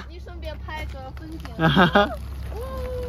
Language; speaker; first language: Chinese; non-native, fluent; Ukrainian